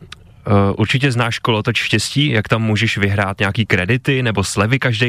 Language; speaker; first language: Czech; native; Czech